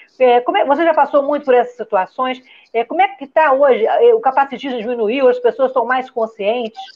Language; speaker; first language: Portuguese; native; Portuguese